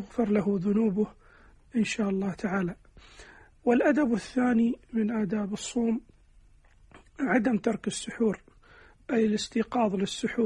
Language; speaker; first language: Arabic; native; Arabic